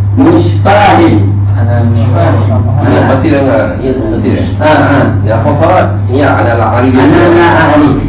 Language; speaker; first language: Arabic; non-native, fluent; Malay